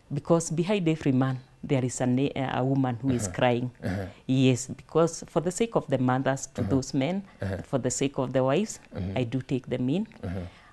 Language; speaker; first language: English; non-native, local second language; Kikuyu